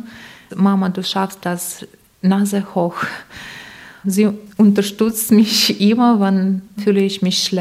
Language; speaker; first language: German; non-native, learner; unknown